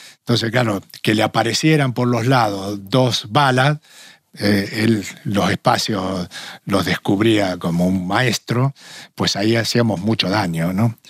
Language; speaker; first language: Spanish; native; Spanish